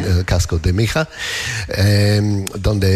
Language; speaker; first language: Spanish; non-native, learner; English